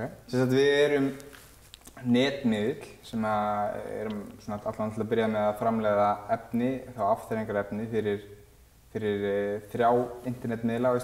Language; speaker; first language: Icelandic; native; Icelandic